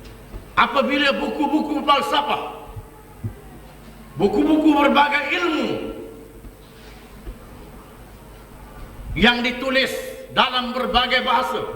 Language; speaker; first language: Malay; native; Malay